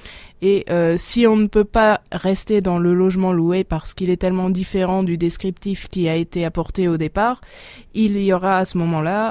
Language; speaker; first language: French; native; French